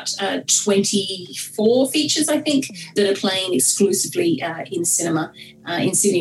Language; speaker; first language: English; native; English